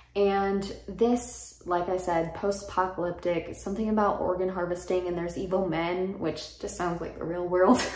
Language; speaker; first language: English; native; English